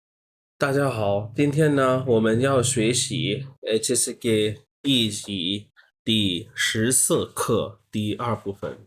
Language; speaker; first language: Chinese; non-native, learner; Urdu